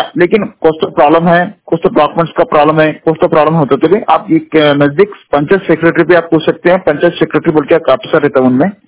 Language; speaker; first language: Hindi; non-native, local second language; Kannada